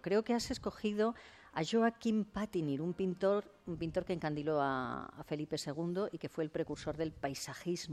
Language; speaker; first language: Spanish; native; Spanish